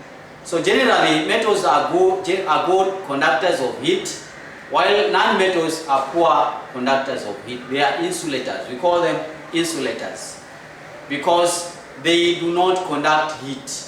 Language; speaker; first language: English; non-native, local second language; Swahili